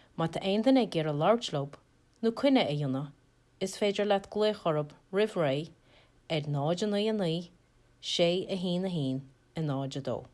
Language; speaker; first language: Irish; native; Irish